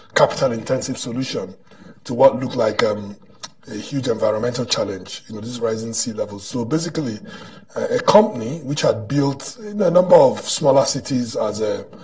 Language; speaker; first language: English; non-native, local second language; Igbo